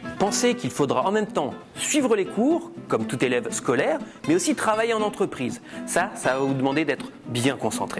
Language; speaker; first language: French; native; French